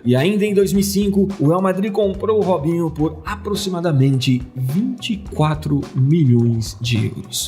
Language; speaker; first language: Portuguese; native; Portuguese